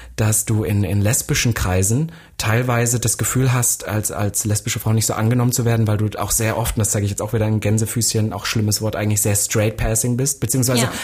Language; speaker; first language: German; native; German